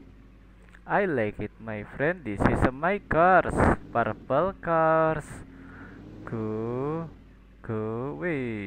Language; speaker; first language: English; non-native, learner; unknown